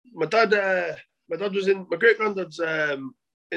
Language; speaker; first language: English; native; English